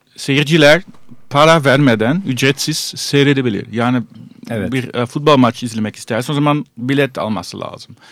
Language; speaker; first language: Turkish; non-native, fluent; Dutch